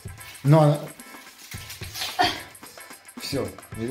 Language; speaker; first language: Russian; native; Russian